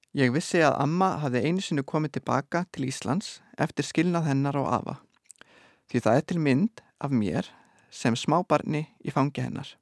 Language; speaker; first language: Icelandic; native; Icelandic